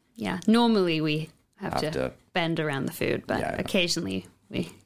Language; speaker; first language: English; native; English